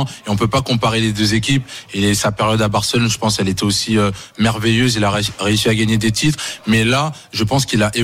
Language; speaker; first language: French; native; French